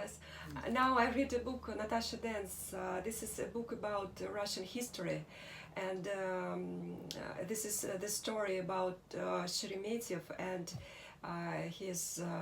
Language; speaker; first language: English; non-native, learner; Russian